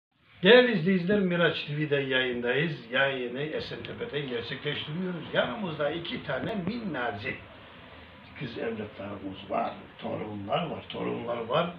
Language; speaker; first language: Turkish; native; Turkish